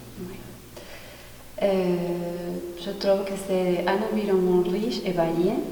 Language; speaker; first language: French; non-native, fluent; Spanish